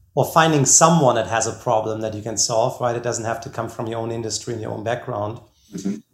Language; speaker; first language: English; non-native, fluent; German